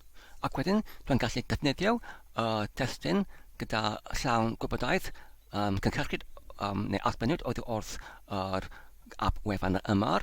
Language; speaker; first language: Welsh; non-native, fluent; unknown